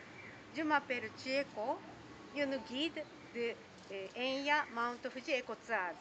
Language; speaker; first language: French; non-native, learner; Japanese